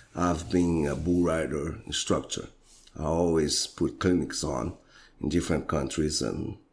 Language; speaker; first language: English; non-native, fluent; Portuguese